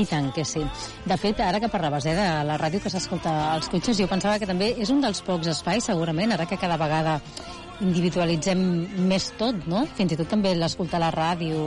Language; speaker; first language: Catalan; native; Catalan